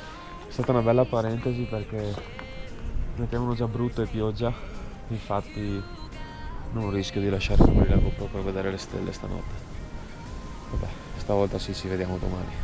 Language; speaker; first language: Italian; native; Italian